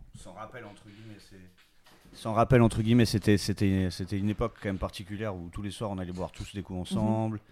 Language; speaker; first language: French; native; French